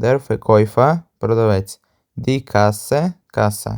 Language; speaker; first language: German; non-native, fluent; Ukrainian